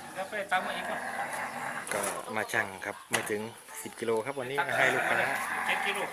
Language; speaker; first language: Thai; native; Thai